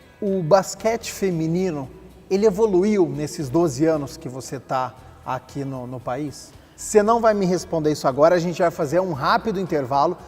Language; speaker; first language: Portuguese; native; Portuguese